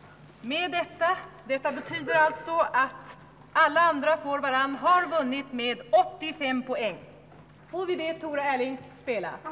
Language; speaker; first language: Swedish; native; Swedish